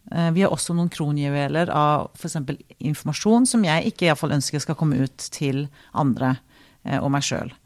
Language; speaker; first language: Norwegian; native; Norwegian